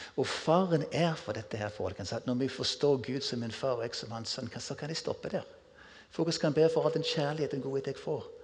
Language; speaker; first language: Norwegian; non-native, fluent; English